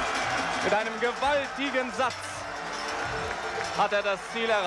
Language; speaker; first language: German; native; German